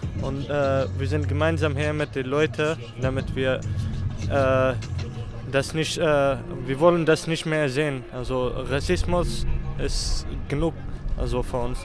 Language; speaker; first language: German; early bilingual, other home language; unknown